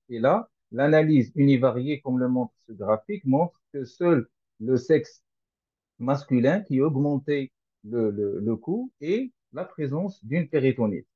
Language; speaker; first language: French; non-native, local second language; Arabic